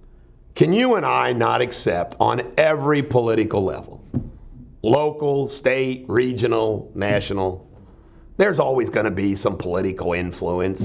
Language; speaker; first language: English; native; English